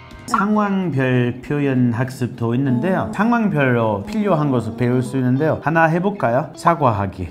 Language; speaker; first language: Korean; non-native, fluent; English